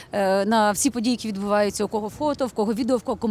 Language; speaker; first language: Ukrainian; native; Ukrainian